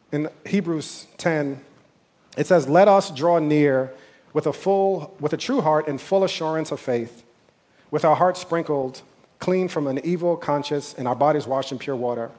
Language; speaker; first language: English; native; English